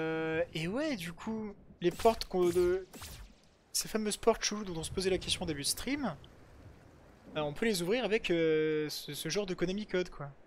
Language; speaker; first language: French; native; French